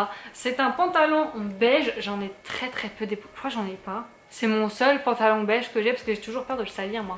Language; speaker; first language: French; native; French